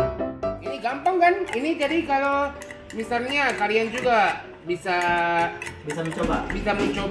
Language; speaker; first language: Indonesian; non-native, fluent; Japanese